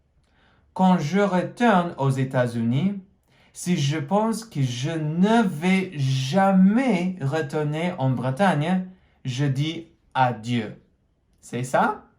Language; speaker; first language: French; non-native, fluent; English